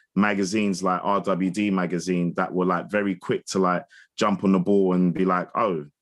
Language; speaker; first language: English; native; English